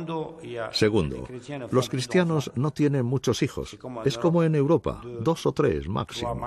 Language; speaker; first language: Spanish; non-native, fluent; Arabic